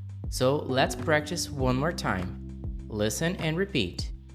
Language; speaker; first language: English; non-native, fluent; Portuguese